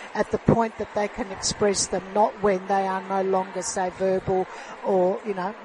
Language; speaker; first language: English; early bilingual, other home language; Italian